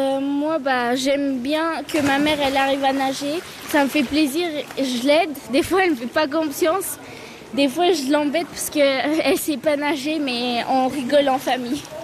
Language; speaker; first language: French; early bilingual, other home language; Turkish